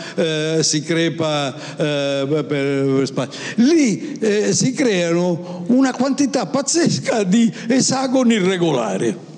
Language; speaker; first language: Italian; native; Italian